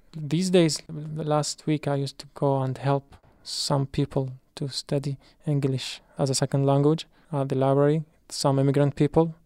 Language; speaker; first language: English; non-native, fluent; Arabic